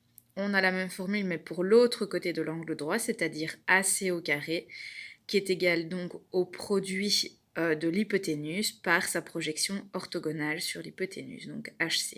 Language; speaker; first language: French; native; French